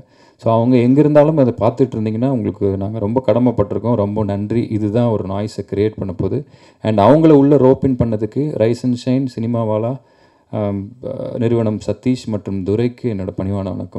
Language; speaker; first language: Tamil; native; Tamil